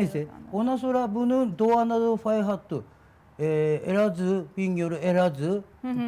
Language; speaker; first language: Turkish; non-native, learner; Japanese